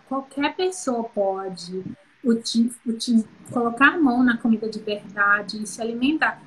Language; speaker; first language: Portuguese; native; Portuguese